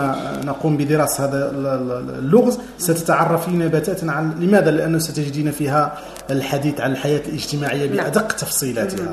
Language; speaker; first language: Arabic; native; Arabic